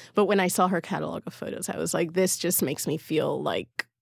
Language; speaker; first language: English; non-native, local second language; Yoruba